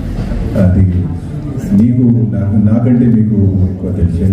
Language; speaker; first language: Telugu; non-native, fluent; Hindi